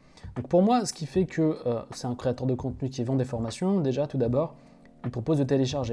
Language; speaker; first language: French; native; French